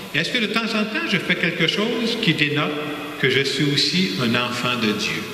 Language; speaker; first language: French; native; French